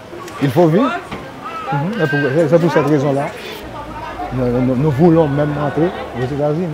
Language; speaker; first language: French; non-native, local second language; Haitian Creole